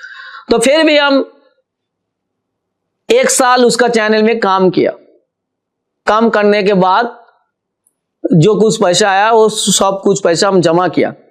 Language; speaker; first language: Hindi; non-native, local second language; Bangla